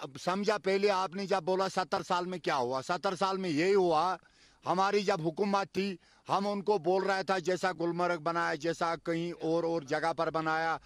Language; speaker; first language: Hindi; non-native, local second language; Kashmiri